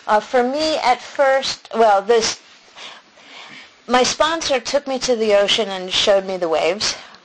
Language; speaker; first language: English; native; English